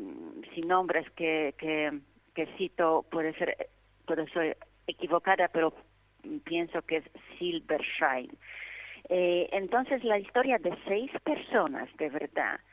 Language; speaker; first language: Spanish; non-native, fluent; Polish